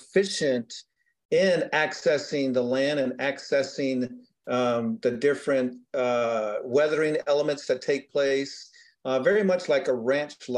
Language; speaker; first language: English; native; English